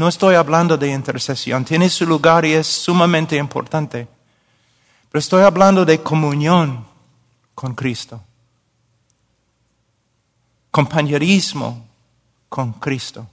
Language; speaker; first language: Spanish; non-native, fluent; English